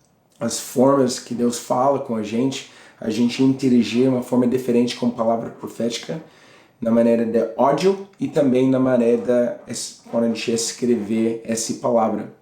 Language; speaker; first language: Portuguese; non-native, learner; English